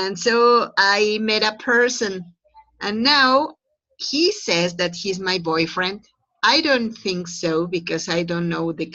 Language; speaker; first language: English; non-native, fluent; Spanish